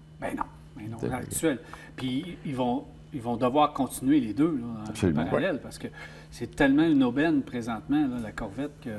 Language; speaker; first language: French; native; French